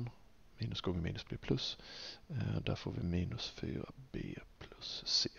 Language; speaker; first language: Swedish; native; Swedish